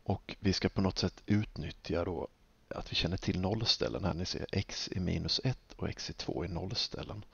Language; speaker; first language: Swedish; native; Swedish